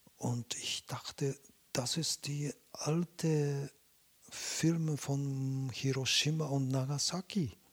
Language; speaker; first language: German; non-native, fluent; Japanese